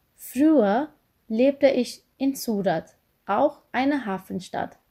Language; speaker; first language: German; non-native, fluent; Gujarati